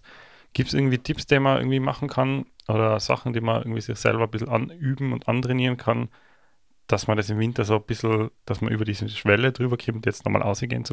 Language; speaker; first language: German; native; German